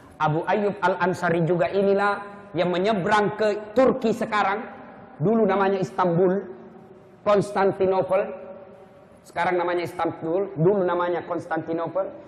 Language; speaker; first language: Indonesian; non-native, local second language; Buginese